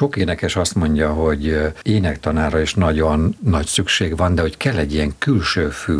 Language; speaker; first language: Hungarian; native; Hungarian